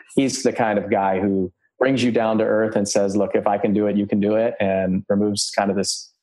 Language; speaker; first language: English; early bilingual, other home language; Croatian